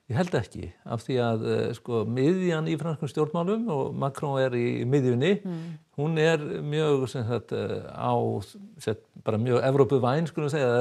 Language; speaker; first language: Icelandic; native; Icelandic